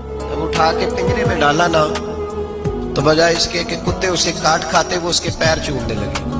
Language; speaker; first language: Urdu; non-native, local second language; Punjabi